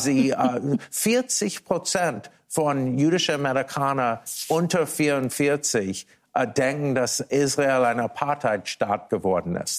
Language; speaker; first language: German; non-native, fluent; English